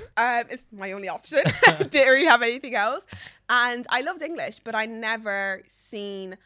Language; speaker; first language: English; native; English